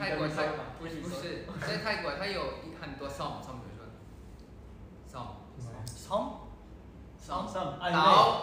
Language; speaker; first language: Chinese; non-native, learner; Thai